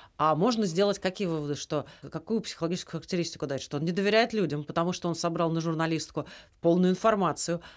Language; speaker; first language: Russian; native; Russian